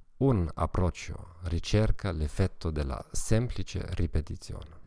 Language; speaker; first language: Italian; non-native, learner; German